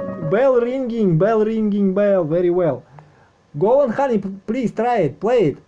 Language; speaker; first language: English; non-native, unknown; Russian